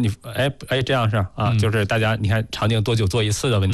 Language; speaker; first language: Chinese; native; Chinese